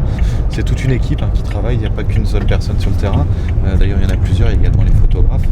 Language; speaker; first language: French; native; French